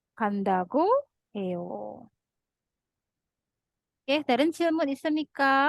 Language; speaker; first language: Korean; non-native, fluent; Indonesian